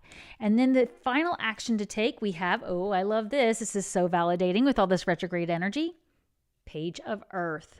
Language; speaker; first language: English; native; English